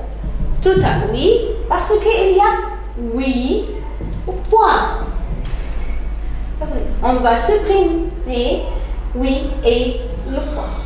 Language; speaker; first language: French; non-native, fluent; Arabic